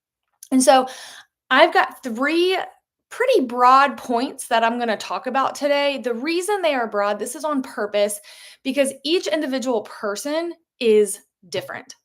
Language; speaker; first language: English; native; English